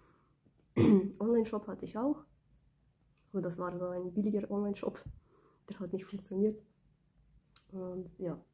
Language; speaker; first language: German; early bilingual, other home language; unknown